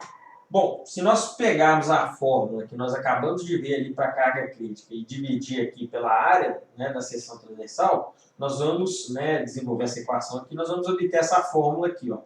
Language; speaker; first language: Portuguese; native; Portuguese